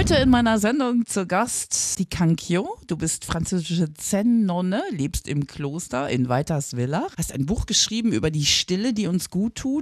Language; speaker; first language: German; native; German